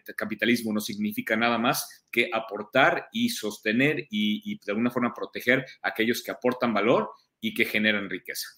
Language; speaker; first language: Spanish; early bilingual, heritage; German